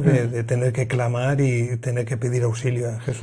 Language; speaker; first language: Spanish; native; Spanish